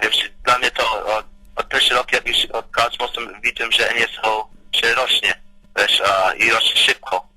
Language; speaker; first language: Polish; early bilingual, heritage; Polish